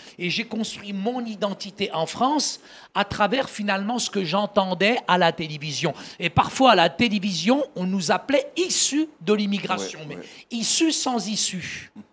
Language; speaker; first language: French; early bilingual, other home language; Arabic